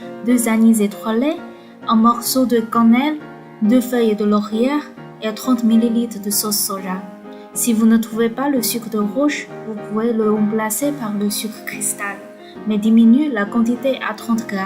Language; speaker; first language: French; non-native, fluent; Chinese